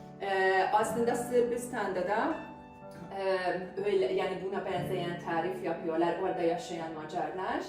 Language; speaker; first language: Turkish; non-native, fluent; Hungarian